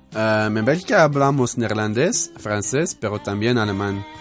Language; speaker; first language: Spanish; non-native, learner; Dutch